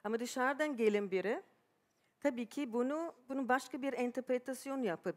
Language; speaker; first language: Turkish; non-native, fluent; German